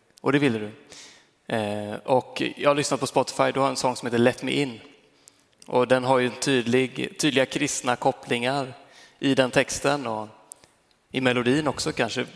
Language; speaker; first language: Swedish; native; Swedish